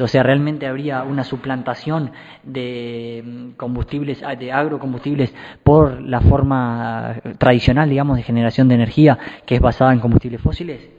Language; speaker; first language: Spanish; native; Spanish